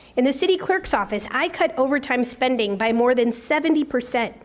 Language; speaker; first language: English; native; English